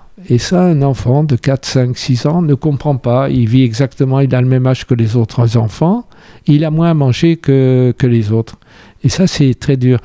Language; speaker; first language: French; native; French